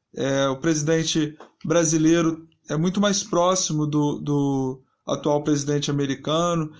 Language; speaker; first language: Portuguese; native; Portuguese